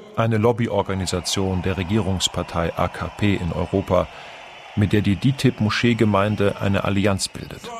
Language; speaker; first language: German; non-native, fluent; Persian